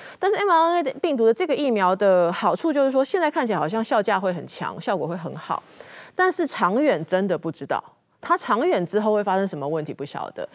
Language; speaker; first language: Chinese; native; Chinese